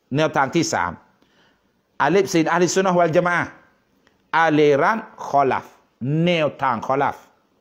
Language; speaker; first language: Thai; non-native, local second language; Pattani Malay